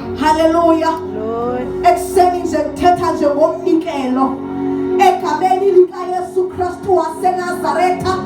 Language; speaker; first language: Zulu; non-native, local second language; Xhosa